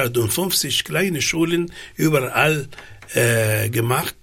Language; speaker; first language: German; non-native, fluent; Arabic